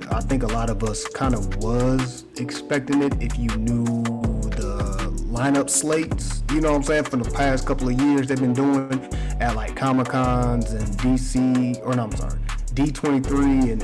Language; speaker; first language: English; native; English